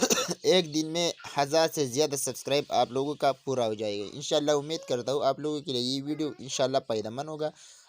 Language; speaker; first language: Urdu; non-native, local second language; Pashto